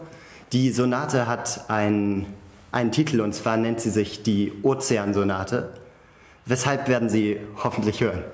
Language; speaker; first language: German; native; German